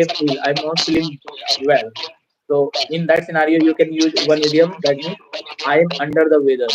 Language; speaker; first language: English; non-native, fluent; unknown